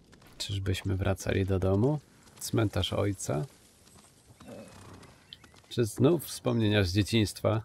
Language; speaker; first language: Polish; native; Polish